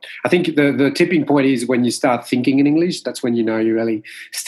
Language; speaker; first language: English; non-native, fluent; Morisyen